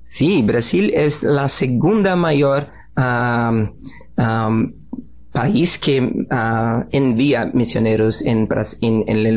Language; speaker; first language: Spanish; non-native, learner; Portuguese